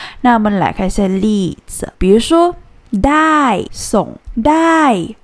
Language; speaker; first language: Chinese; non-native, fluent; Thai